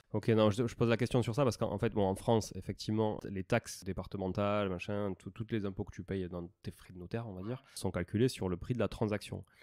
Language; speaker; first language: French; native; French